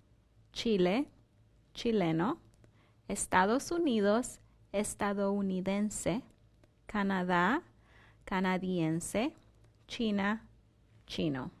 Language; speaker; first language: Spanish; non-native, fluent; English